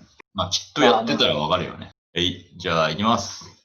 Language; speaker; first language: Japanese; native; Japanese